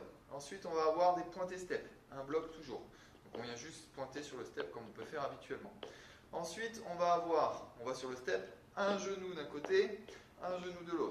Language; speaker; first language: French; native; French